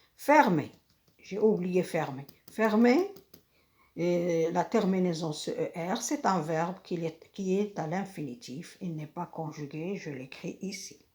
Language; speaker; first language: French; non-native, local second language; Arabic